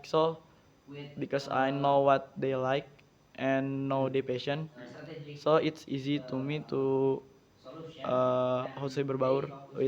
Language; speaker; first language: English; non-native, learner; Indonesian